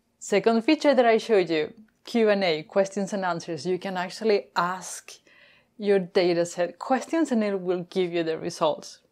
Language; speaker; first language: English; non-native, fluent; Spanish